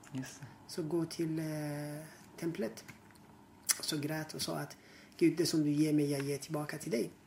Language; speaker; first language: Swedish; non-native, fluent; Persian